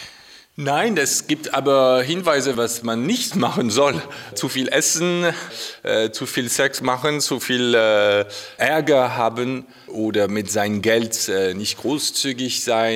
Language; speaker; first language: German; non-native, fluent; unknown